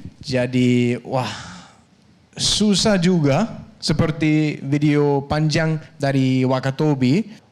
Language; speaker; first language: Indonesian; non-native, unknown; Danish